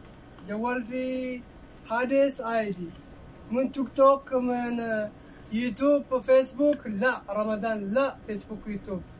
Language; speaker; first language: Arabic; non-native, learner; Amharic